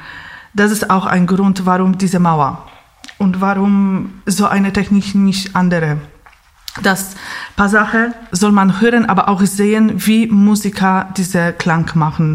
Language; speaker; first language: German; non-native, fluent; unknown